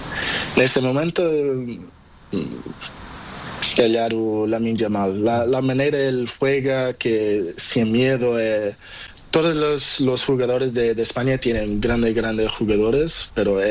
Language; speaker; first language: Spanish; non-native, local second language; Portuguese